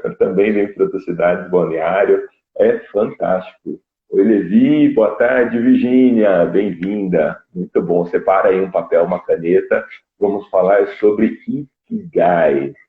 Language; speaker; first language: Portuguese; native; Portuguese